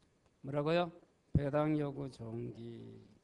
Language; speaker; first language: Korean; native; Korean